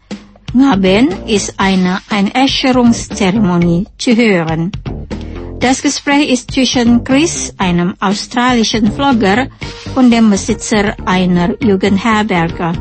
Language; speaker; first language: German; non-native, fluent; Indonesian